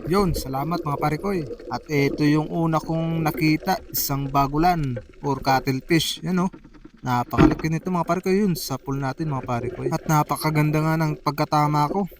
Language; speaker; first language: Filipino; non-native, local second language; Bikol